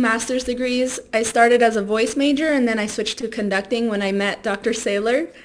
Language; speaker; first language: English; early bilingual, other home language; Spanish